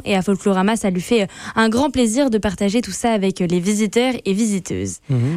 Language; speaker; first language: French; native; French